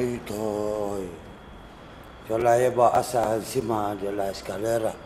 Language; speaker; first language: Spanish; non-native, learner; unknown